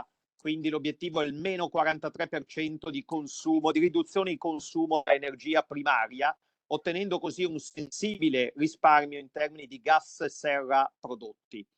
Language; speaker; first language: Italian; native; Italian